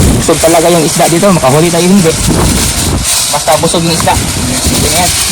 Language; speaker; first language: Filipino; non-native, local second language; Cebuano